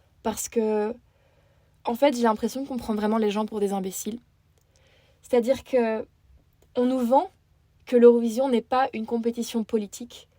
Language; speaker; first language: French; native; French